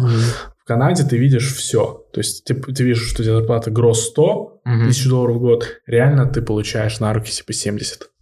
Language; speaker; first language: Russian; early bilingual, heritage; Russian